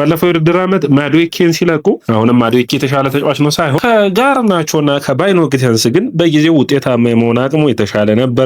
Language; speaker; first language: Amharic; native; Amharic